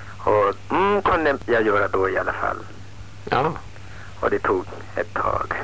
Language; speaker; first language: Swedish; non-native, fluent; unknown